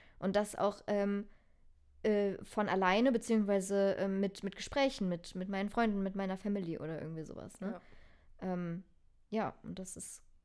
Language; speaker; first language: German; native; German